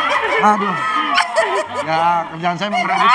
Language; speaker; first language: Indonesian; native; Indonesian